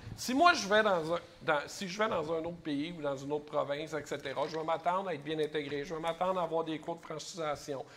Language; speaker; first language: French; native; French